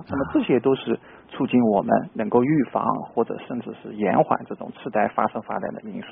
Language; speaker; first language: Chinese; native; Chinese